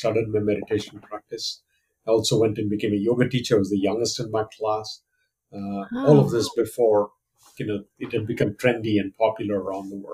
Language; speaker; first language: English; non-native, local second language; Malayalam